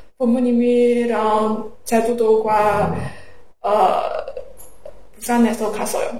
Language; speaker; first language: Korean; non-native, learner; Chinese